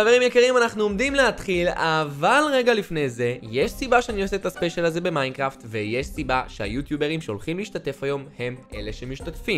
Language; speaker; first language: Hebrew; native; Hebrew